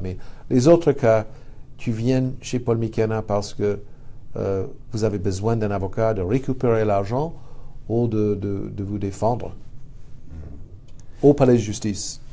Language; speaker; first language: French; non-native, fluent; English